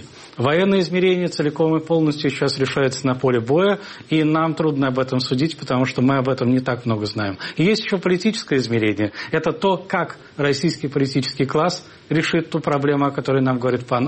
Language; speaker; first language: Russian; native; Russian